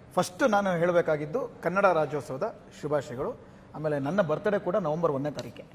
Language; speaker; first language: Kannada; native; Kannada